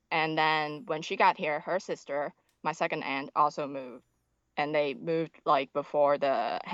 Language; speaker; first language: English; non-native, local second language; Cantonese